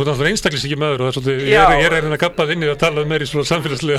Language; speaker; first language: Icelandic; native; Icelandic